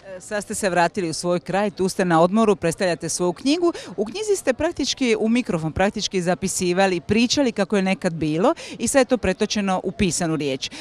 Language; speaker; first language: Croatian; native; Croatian